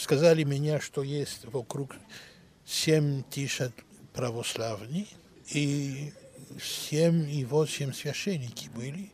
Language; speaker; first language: Russian; non-native, learner; Greek